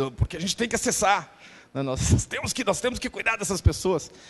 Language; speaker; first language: Portuguese; native; Portuguese